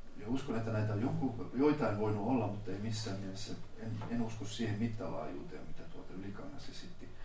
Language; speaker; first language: Finnish; native; Finnish